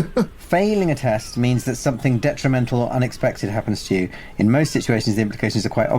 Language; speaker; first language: English; native; English